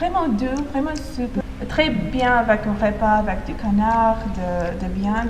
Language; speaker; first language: French; non-native, fluent; English